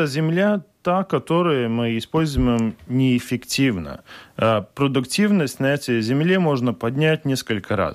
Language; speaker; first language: Russian; non-native, local second language; Latvian